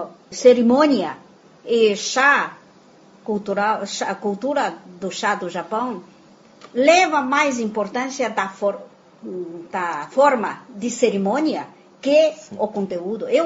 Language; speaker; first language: Portuguese; non-native, fluent; Chinese